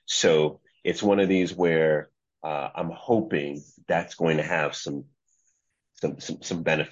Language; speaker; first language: English; native; English